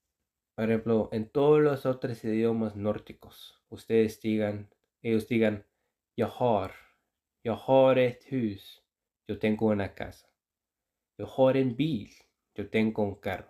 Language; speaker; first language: Spanish; non-native, fluent; Icelandic